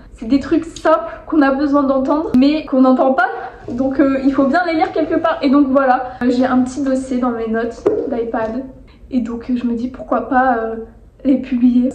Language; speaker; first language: French; native; French